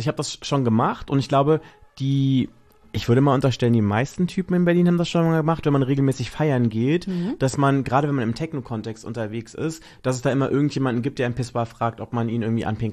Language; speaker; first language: German; native; German